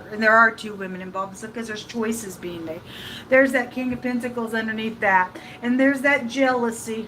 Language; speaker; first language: English; native; English